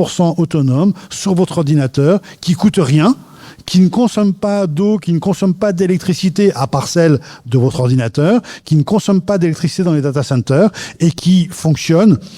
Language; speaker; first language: French; native; French